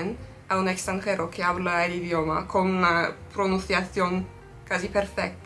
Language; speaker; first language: Spanish; non-native, fluent; Turkish